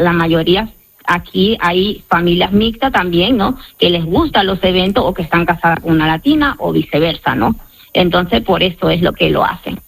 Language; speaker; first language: Spanish; native; Spanish